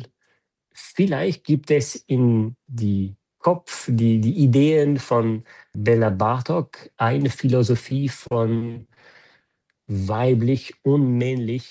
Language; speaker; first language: German; non-native, fluent; French